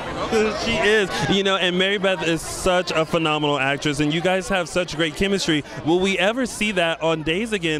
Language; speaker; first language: English; native; English